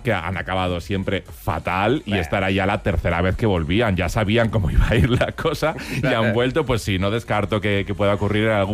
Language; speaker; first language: Spanish; native; Spanish